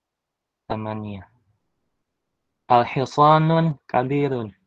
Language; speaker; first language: Arabic; non-native, learner; Indonesian